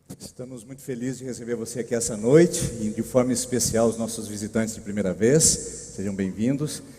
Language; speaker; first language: Portuguese; native; Portuguese